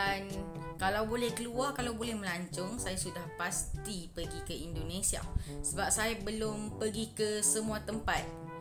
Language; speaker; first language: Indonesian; non-native, learner; Malay